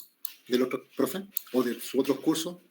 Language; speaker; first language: Spanish; native; Spanish